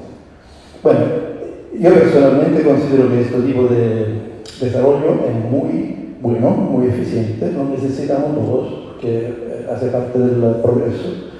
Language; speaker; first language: Spanish; non-native, fluent; Italian